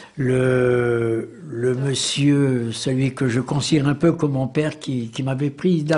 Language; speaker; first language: French; native; French